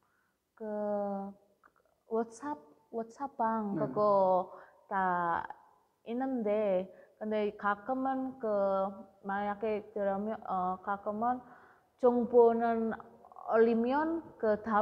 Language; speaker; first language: Korean; non-native, learner; Indonesian